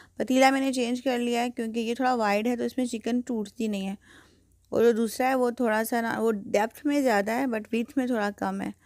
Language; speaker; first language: Urdu; native; Urdu